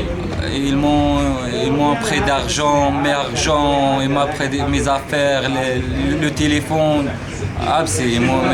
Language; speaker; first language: French; non-native, learner; Arabic